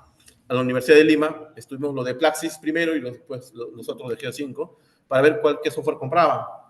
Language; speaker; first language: Spanish; native; Spanish